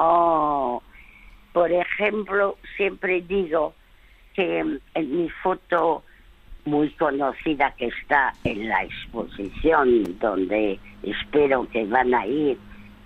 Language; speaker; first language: Spanish; early bilingual, other home language; French